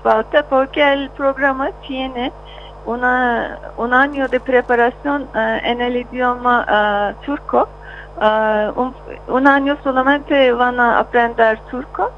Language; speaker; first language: Spanish; non-native, fluent; Turkish